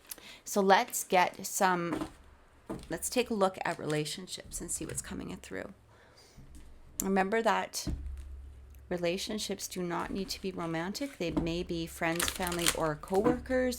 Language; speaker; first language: English; native; English